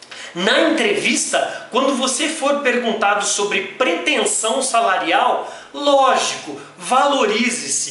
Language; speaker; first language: Portuguese; native; Portuguese